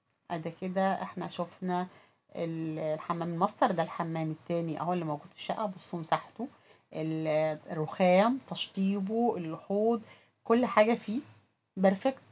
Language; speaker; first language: Arabic; native; Arabic